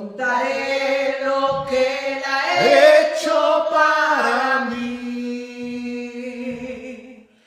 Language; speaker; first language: Spanish; native; Spanish